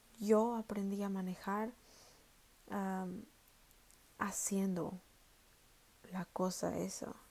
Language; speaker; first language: Spanish; early bilingual, heritage; Spanish